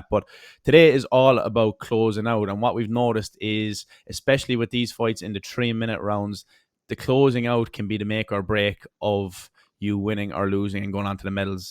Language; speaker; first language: English; native; English